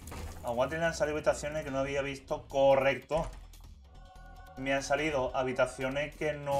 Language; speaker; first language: Spanish; native; Spanish